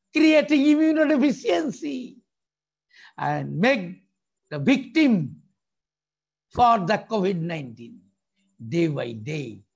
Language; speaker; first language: English; non-native, local second language; Bangla